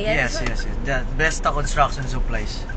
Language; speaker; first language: English; non-native, local second language; Filipino